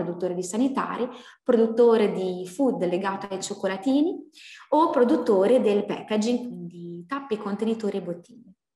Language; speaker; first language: Italian; native; Italian